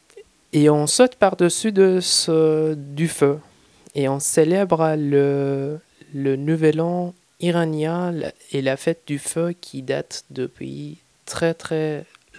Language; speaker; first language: French; non-native, fluent; Persian